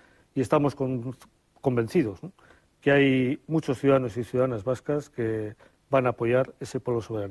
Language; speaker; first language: Spanish; native; Spanish